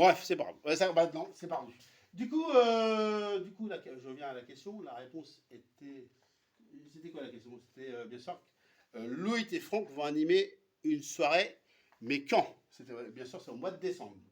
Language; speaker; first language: French; native; French